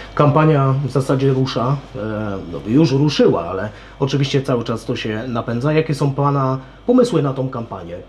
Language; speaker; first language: Polish; native; Polish